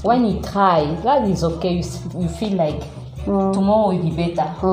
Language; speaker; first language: English; non-native, learner; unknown